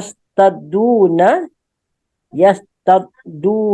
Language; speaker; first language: Arabic; non-native, learner; Indonesian